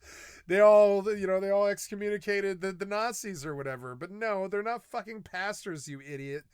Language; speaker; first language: English; native; English